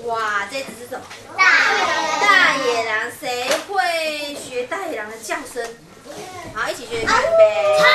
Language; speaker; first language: Chinese; native; Chinese